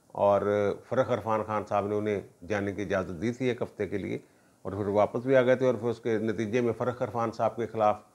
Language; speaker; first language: Urdu; non-native, local second language; Punjabi